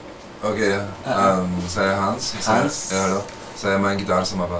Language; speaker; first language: Indonesian; non-native, learner; German